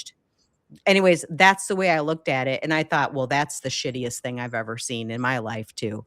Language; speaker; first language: English; native; English